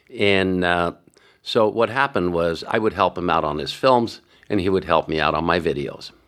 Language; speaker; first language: English; early bilingual, other home language; Hungarian